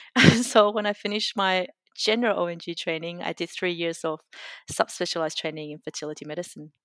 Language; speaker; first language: English; native; English